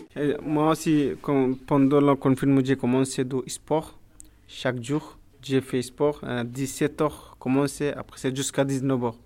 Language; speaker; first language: French; non-native, learner; Bangla